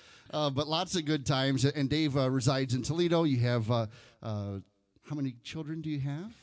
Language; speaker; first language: English; native; English